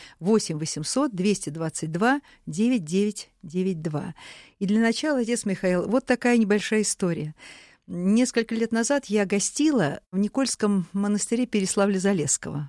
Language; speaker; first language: Russian; native; Russian